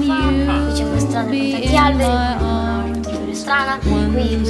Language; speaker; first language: Italian; native; Italian